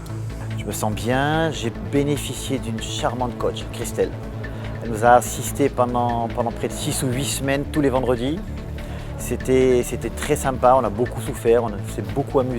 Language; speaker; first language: French; native; French